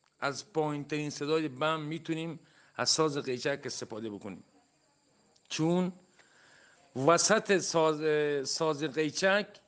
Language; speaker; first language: Persian; non-native, local second language; Baluchi